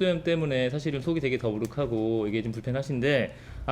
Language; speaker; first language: Korean; native; Korean